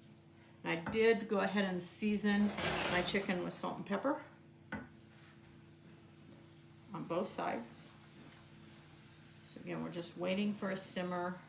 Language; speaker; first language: English; native; English